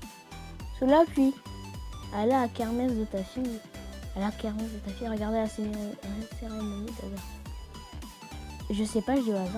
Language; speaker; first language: French; native; French